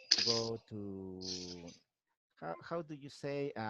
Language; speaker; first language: English; non-native, learner; Spanish